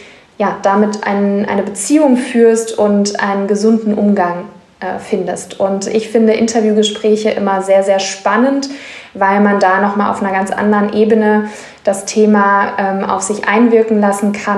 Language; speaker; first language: German; native; German